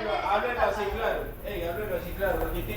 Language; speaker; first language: Spanish; native; Spanish